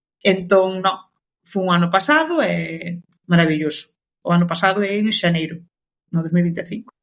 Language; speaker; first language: Galician; early bilingual, other home language; Kabuverdianu